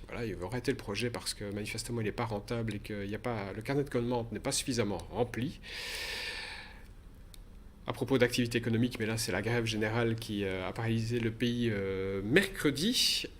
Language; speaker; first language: French; native; French